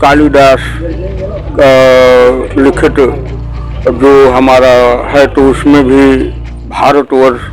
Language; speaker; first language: Hindi; native; Hindi